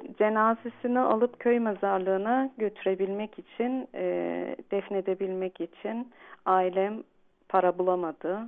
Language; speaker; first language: Turkish; early bilingual, heritage; Turkish